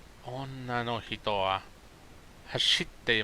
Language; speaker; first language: Japanese; non-native, learner; English